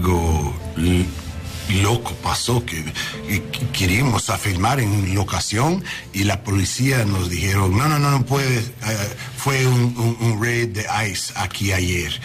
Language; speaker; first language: Spanish; non-native, learner; English